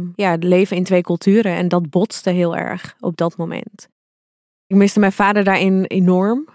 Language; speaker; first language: Dutch; early bilingual, other home language; Arabic